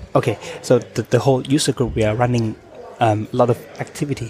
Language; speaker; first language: English; non-native, fluent; Thai